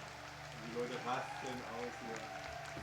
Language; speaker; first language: German; native; German